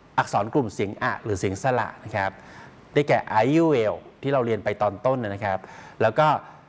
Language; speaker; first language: Thai; native; Thai